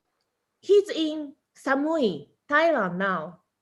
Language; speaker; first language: English; non-native, learner; Japanese